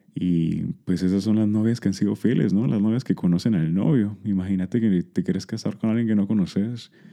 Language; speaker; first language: Spanish; early bilingual, heritage; Spanish